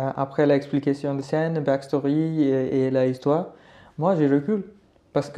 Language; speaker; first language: French; non-native, learner; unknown